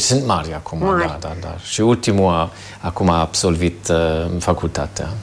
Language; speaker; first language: Romanian; non-native, fluent; German